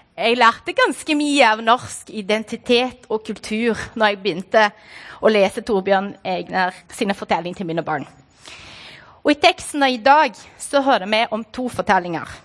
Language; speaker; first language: Norwegian; non-native, fluent; Portuguese